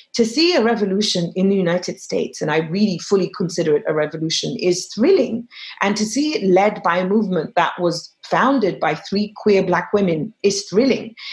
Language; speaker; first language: English; non-native, fluent; Arabic